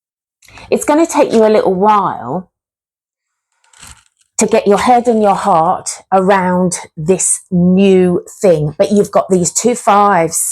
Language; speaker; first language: English; native; English